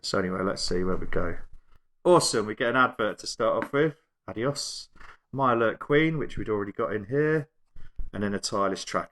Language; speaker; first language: English; native; English